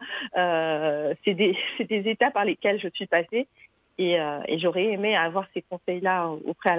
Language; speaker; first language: French; non-native, local second language; Arabic